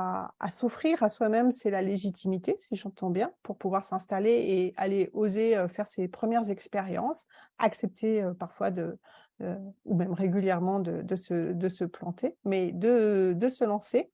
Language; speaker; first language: French; native; French